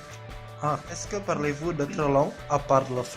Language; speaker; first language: French; non-native, learner; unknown